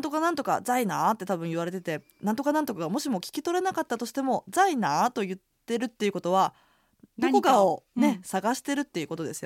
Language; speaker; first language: Japanese; native; Japanese